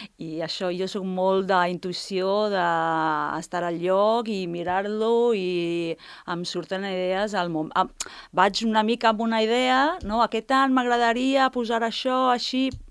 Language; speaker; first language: Catalan; non-native, fluent; Italian